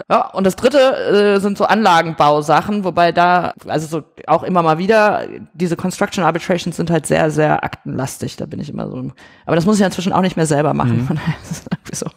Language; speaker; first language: German; native; German